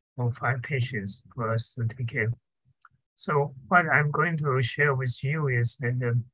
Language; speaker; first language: English; non-native, fluent; Chinese